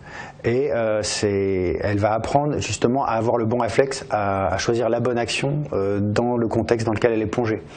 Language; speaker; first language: French; native; French